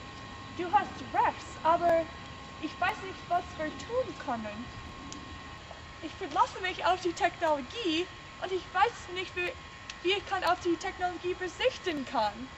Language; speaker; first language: German; non-native, learner; English